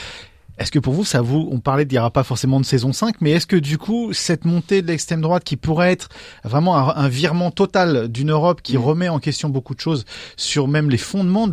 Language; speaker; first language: French; native; French